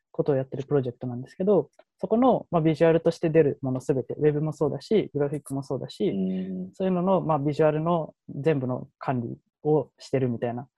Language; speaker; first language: Japanese; native; Japanese